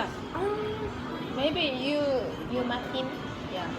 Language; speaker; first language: English; non-native, learner; Korean